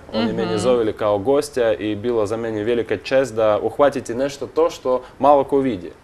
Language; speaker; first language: Bosnian; non-native, learner; Russian